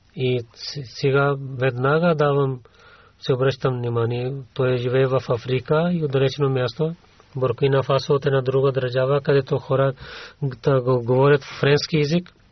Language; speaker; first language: Bulgarian; non-native, learner; Urdu